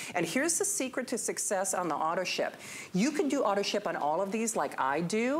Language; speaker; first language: English; native; English